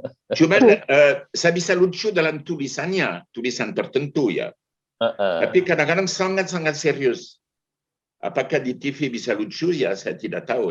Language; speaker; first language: Indonesian; non-native, fluent; French